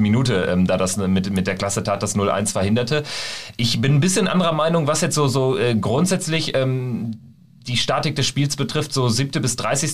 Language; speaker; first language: German; native; German